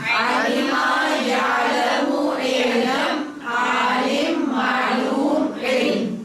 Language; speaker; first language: Arabic; non-native, learner; Urdu